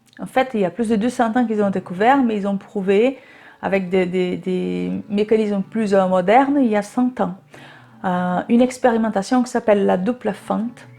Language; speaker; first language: French; non-native, fluent; Portuguese